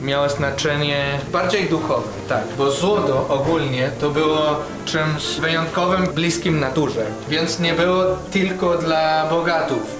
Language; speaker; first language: Polish; non-native, learner; Spanish